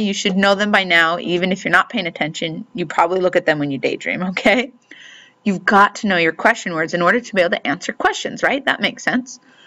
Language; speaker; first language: English; native; English